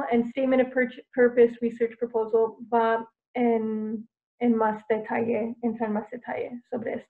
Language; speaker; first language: Spanish; non-native, fluent; English